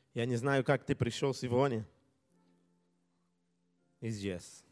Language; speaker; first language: Russian; non-native, learner; Portuguese